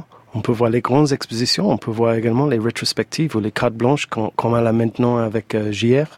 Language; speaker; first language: French; non-native, fluent; English